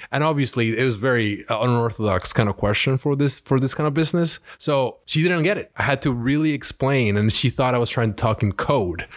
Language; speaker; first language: English; early bilingual, other home language; Spanish